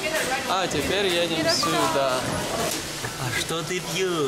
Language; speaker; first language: Russian; native; Russian